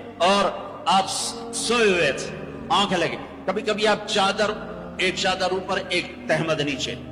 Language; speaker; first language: Urdu; non-native, local second language; Punjabi